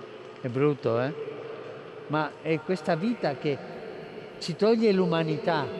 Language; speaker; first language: Italian; non-native, fluent; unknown